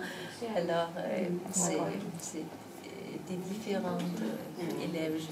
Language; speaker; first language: French; non-native, fluent; Danish